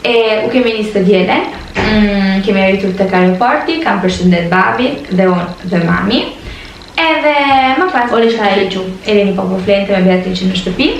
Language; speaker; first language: Albanian; early bilingual, heritage; Albanian